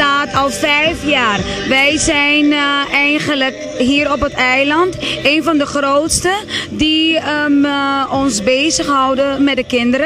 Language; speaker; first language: Dutch; non-native, local second language; Papiamento